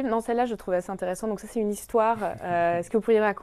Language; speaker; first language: French; native; French